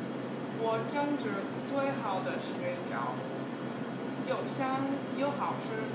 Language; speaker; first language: Chinese; non-native, learner; English